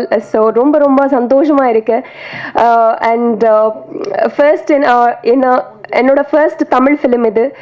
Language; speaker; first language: Tamil; non-native, learner; Telugu